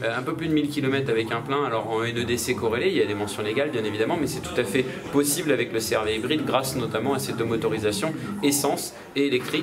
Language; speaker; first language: French; native; French